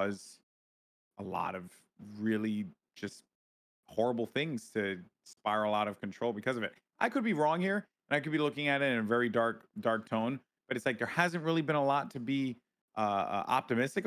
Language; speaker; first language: English; native; English